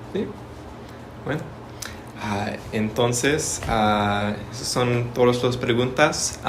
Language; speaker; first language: Spanish; non-native, learner; English